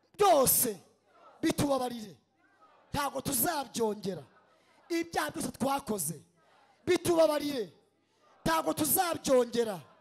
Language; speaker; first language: Kinyarwanda; native; Kinyarwanda